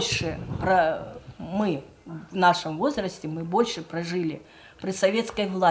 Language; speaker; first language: Russian; native; Russian